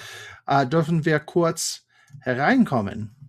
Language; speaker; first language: German; non-native, fluent; English